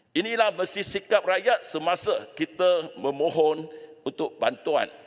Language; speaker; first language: Malay; non-native, local second language; Chinese